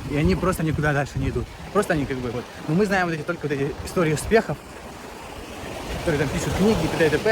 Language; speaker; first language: Russian; native; Russian